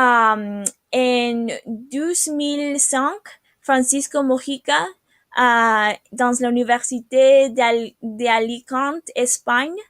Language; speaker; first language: French; non-native, learner; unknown